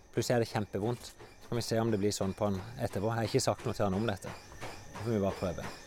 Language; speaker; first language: Norwegian; native; Norwegian